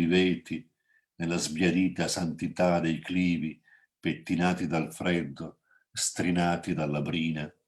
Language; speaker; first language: Italian; native; Italian